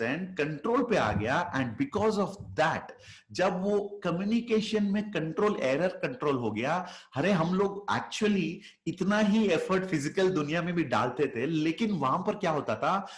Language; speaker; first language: Hindi; native; Hindi